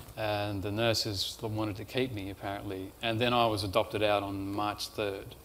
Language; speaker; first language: English; native; English